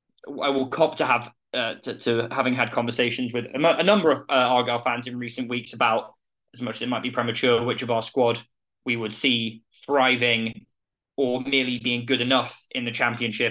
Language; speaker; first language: English; native; English